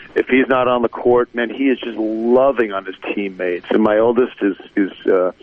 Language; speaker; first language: English; native; English